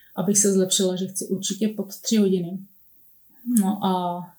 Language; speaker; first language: Czech; native; Czech